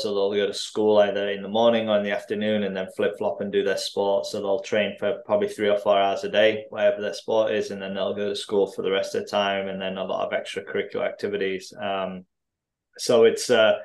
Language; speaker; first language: English; native; English